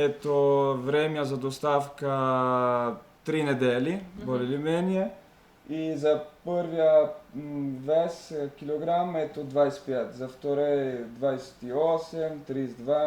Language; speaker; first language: Russian; non-native, learner; Italian